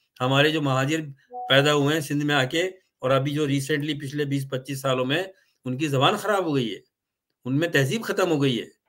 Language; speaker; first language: Urdu; native; Urdu